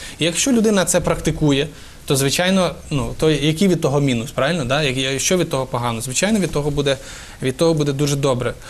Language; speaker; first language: Ukrainian; native; Ukrainian